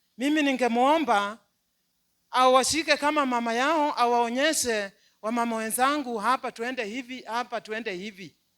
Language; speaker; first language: Swahili; non-native, local second language; Luyia